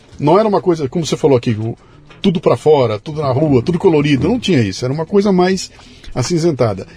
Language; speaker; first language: Portuguese; native; Portuguese